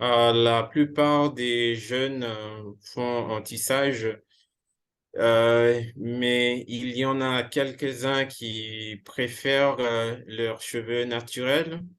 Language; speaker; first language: French; non-native, fluent; English